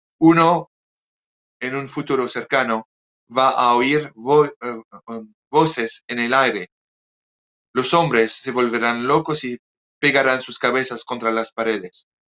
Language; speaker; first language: Spanish; non-native, fluent; French